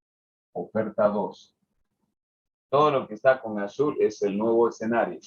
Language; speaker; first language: Spanish; native; Spanish